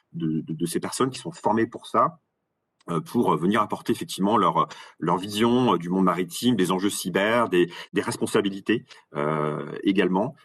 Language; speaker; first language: French; native; French